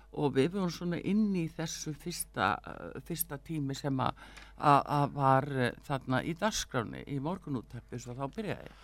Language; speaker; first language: Icelandic; early bilingual, heritage; Icelandic